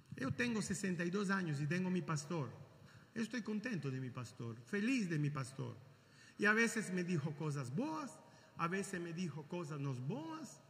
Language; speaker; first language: Spanish; native; Spanish